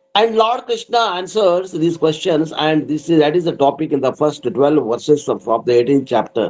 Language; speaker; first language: English; non-native, local second language; Kannada